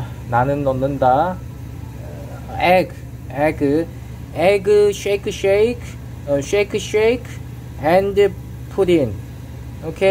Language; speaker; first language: English; non-native, learner; Korean